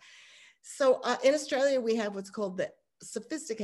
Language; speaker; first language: English; native; English